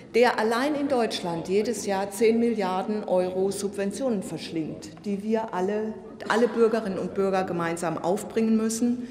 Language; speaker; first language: German; native; German